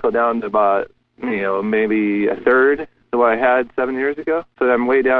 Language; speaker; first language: English; native; English